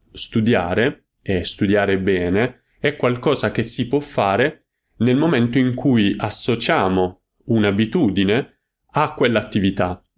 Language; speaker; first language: Italian; native; Italian